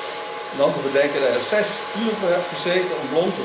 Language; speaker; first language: Dutch; native; Dutch